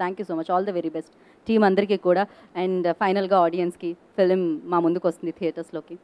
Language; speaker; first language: Telugu; native; Telugu